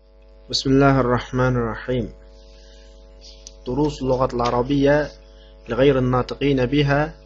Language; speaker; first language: Arabic; non-native, fluent; Uyghur